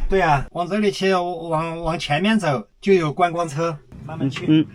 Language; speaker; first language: Chinese; native; Chinese